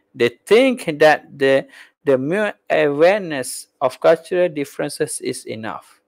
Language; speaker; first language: English; non-native, local second language; Malay